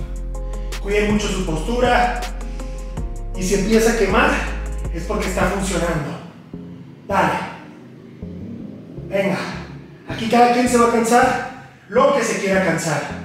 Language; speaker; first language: Spanish; native; Spanish